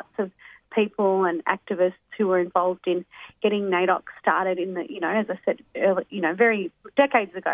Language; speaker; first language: English; native; English